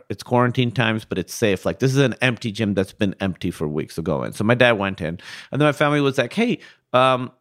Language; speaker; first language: English; non-native, local second language; Urdu